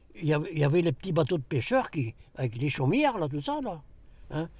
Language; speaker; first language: French; native; French